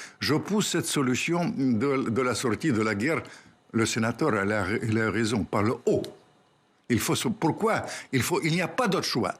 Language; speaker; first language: French; non-native, fluent; Russian